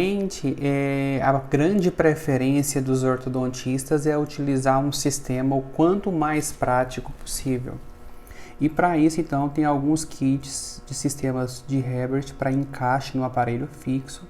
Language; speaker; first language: Portuguese; native; Portuguese